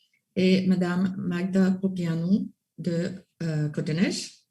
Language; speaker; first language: French; non-native, local second language; English